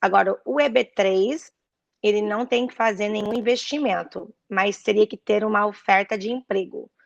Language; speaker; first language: Portuguese; early bilingual, heritage; Portuguese